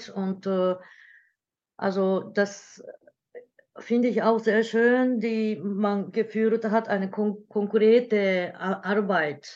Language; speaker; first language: German; non-native, learner; Japanese